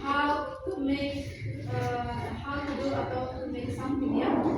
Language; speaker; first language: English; non-native, learner; Indonesian